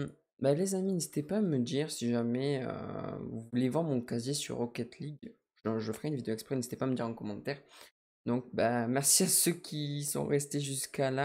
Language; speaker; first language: French; native; French